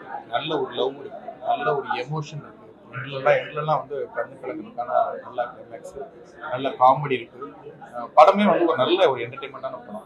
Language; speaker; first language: Tamil; native; Tamil